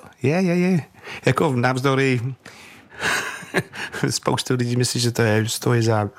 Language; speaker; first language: Czech; non-native, fluent; English